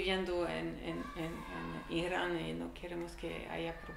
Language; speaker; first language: Spanish; non-native, learner; French